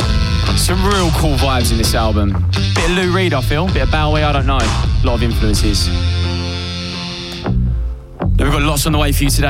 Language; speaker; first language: English; native; English